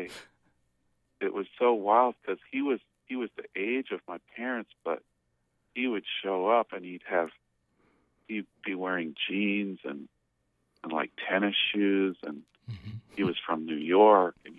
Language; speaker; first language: English; native; English